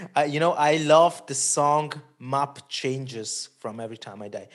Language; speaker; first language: English; non-native, fluent; Italian